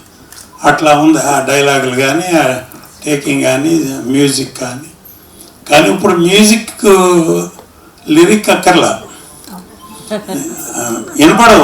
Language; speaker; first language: Telugu; native; Telugu